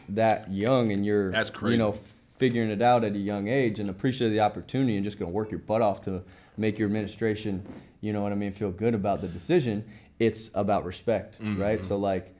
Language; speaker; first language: English; native; English